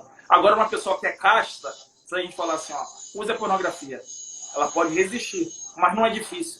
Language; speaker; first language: Portuguese; native; Portuguese